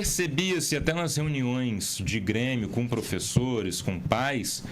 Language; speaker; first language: Portuguese; native; Portuguese